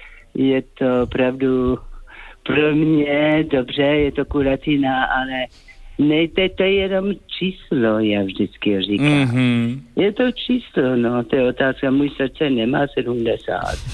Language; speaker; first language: Czech; non-native, fluent; French